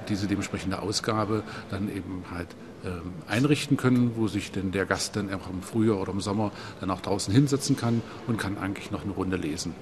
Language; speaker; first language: German; native; German